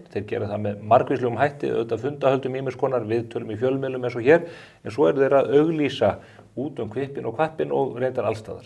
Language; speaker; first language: Icelandic; native; Icelandic